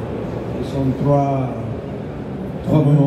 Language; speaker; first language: French; non-native, learner; Italian